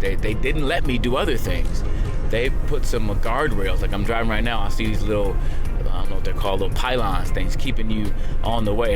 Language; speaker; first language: English; native; English